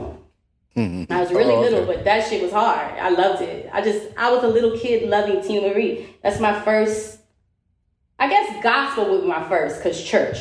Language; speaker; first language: English; native; English